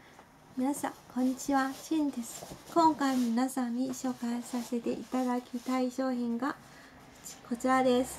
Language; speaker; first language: Japanese; non-native, fluent; Chinese